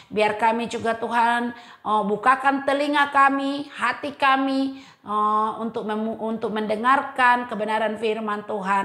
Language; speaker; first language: Indonesian; native; Indonesian